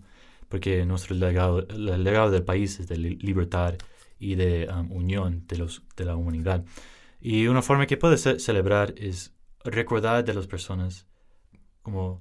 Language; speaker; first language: Spanish; early bilingual, heritage; English